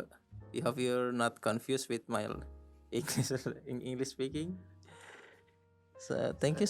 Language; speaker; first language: English; non-native, learner; Indonesian